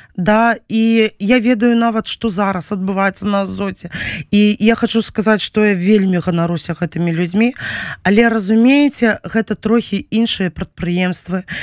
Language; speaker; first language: Belarusian; non-native, local second language; Russian